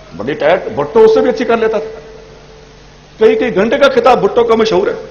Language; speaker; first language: Urdu; non-native, local second language; Punjabi